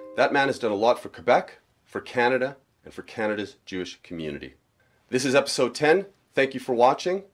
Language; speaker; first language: English; native; English